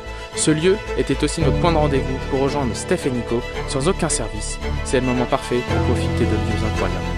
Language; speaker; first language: French; native; French